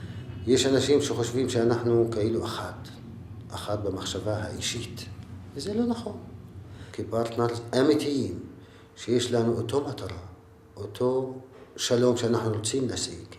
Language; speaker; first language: Hebrew; non-native, local second language; Arabic